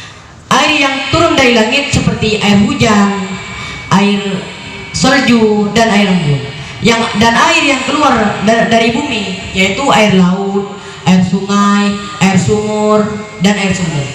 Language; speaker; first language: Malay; non-native, local second language; Madurese